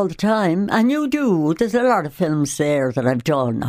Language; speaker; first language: English; native; English